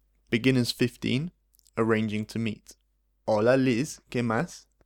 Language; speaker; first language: Spanish; non-native, fluent; English